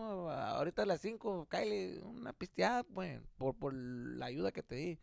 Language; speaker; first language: Spanish; early bilingual, other home language; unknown